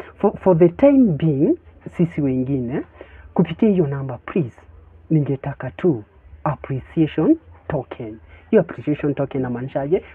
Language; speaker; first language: Swahili; native; Swahili